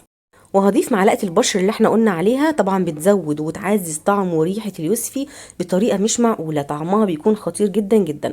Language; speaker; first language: Arabic; native; Arabic